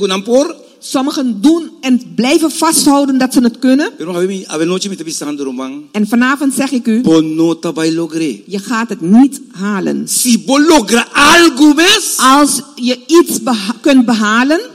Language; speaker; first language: Dutch; non-native, local second language; Papiamento